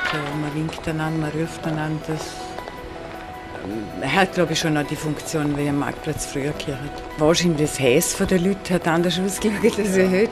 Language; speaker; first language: German; native; German